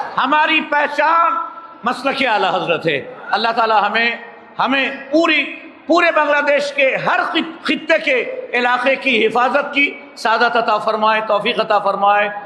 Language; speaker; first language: Urdu; non-native, fluent; Bangla